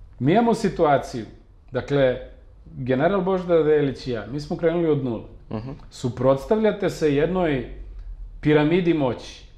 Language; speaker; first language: Serbian; native; Serbian